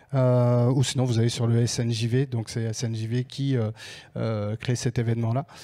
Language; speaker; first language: French; native; French